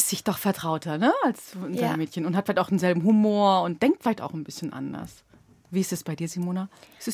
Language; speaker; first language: German; native; German